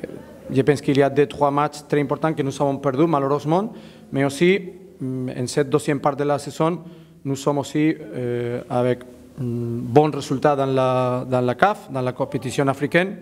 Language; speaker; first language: French; non-native, learner; Spanish